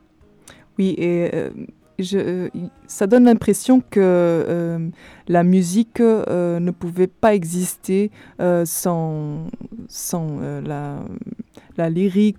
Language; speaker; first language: French; non-native, fluent; Portuguese